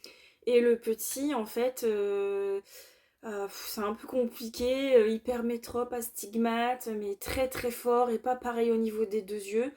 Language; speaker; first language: French; native; French